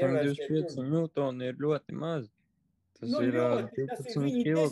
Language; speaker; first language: Latvian; native; Latvian